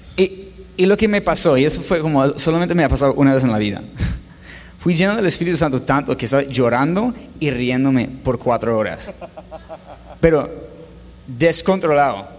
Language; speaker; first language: Spanish; non-native, fluent; English